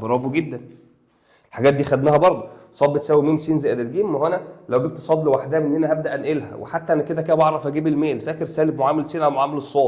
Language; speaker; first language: Arabic; native; Arabic